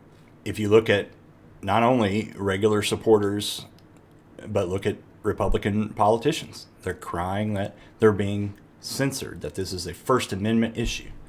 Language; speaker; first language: English; native; English